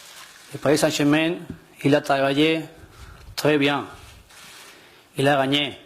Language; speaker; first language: French; non-native, learner; Spanish